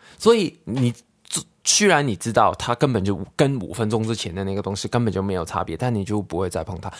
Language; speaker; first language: Chinese; non-native, local second language; Cantonese